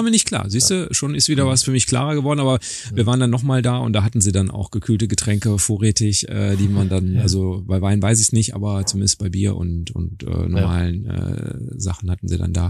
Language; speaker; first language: German; native; German